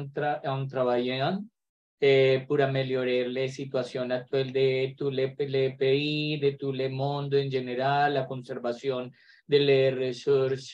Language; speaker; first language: French; non-native, learner; Spanish